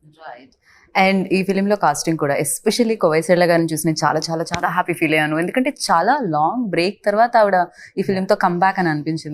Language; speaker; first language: Telugu; native; Telugu